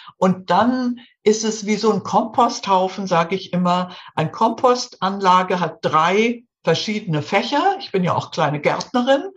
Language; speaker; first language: German; native; German